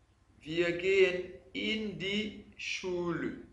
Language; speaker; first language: German; non-native, fluent; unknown